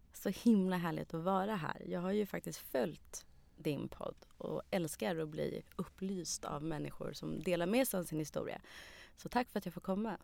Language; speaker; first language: Swedish; early bilingual, other home language; Arabic